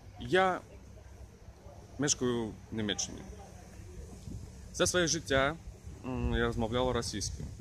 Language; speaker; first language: Ukrainian; non-native, local second language; Russian